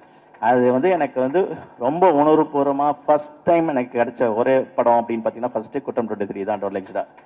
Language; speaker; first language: Tamil; native; Tamil